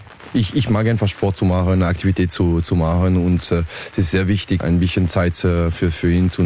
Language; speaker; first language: German; non-native, learner; French